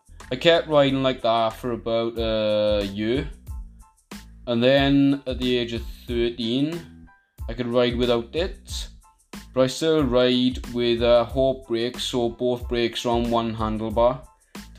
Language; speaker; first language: English; native; English